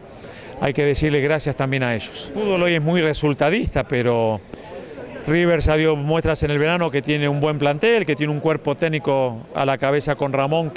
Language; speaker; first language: Spanish; native; Spanish